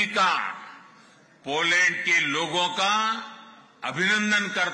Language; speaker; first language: Hindi; non-native, local second language; Gujarati